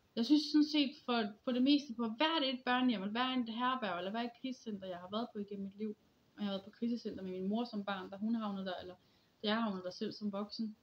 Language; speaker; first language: Danish; early bilingual, other home language; Polish